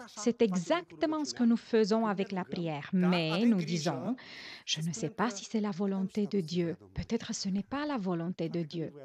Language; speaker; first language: French; non-native, fluent; Romanian